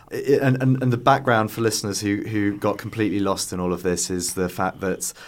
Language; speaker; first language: English; native; English